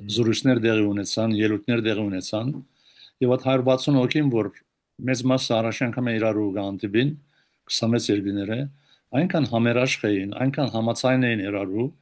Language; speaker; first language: Armenian; early bilingual, heritage; Armenian